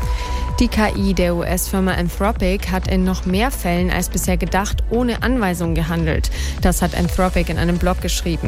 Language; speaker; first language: German; native; German